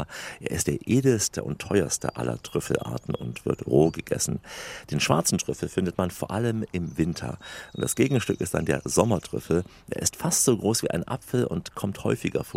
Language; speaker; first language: German; native; German